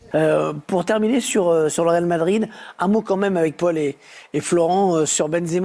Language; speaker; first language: French; native; French